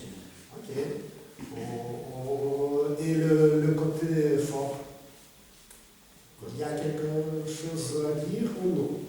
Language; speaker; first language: French; non-native, fluent; Russian